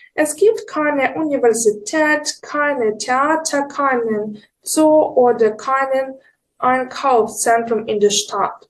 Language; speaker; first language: German; non-native, learner; Ukrainian